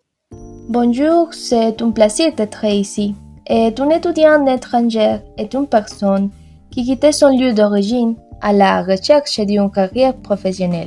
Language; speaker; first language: French; non-native, learner; Spanish